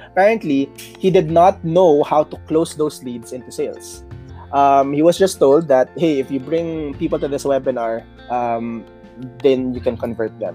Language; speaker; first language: English; non-native, local second language; Filipino